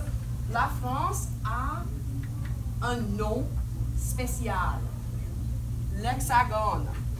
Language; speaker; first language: French; non-native, fluent; English